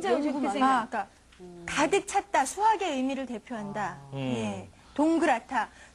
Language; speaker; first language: Korean; native; Korean